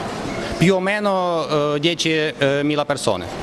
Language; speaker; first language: Italian; non-native, fluent; Ukrainian